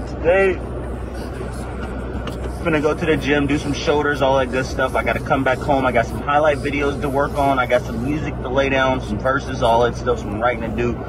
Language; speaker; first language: English; native; English